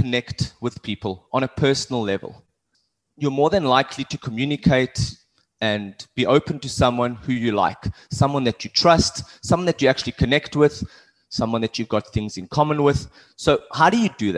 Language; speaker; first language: English; native; English